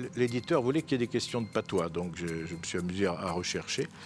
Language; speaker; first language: French; native; French